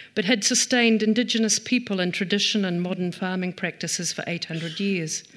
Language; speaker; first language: English; native; English